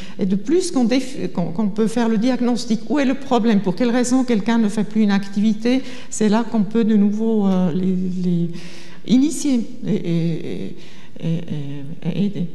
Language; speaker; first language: French; non-native, fluent; German